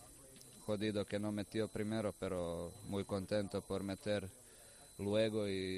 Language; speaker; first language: Spanish; non-native, fluent; Croatian